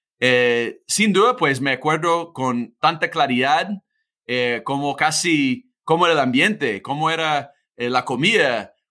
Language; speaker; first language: Spanish; non-native, fluent; English